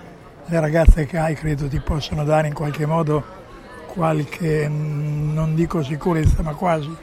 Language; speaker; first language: Italian; native; Italian